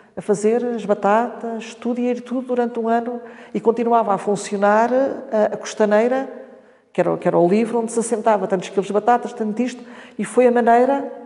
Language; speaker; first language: Portuguese; native; Portuguese